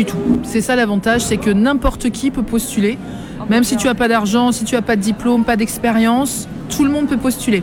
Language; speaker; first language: French; native; French